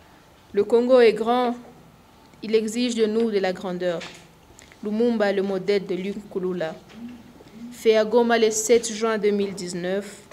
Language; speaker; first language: French; non-native, local second language; Swahili